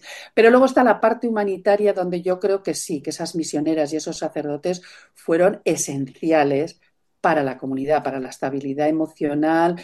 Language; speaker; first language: Spanish; native; Spanish